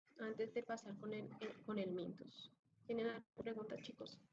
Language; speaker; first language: Spanish; native; Spanish